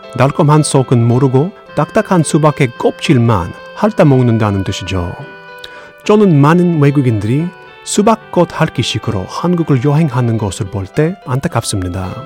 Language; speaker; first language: Korean; non-native, fluent; English